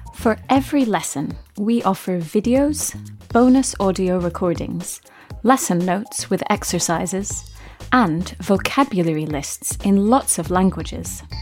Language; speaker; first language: English; native; English